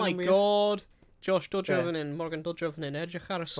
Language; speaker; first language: Welsh; native; Welsh